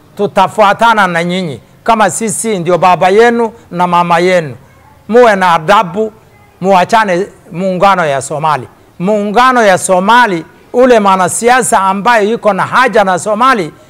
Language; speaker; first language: Swahili; non-native, local second language; Somali